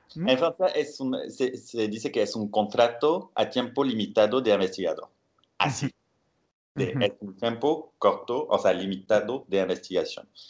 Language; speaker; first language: Spanish; non-native, fluent; French